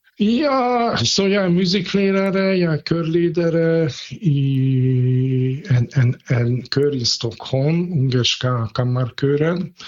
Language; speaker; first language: Swedish; non-native, fluent; Hungarian